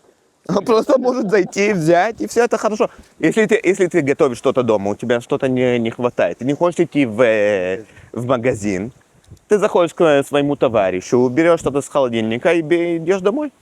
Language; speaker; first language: Russian; early bilingual, heritage; Russian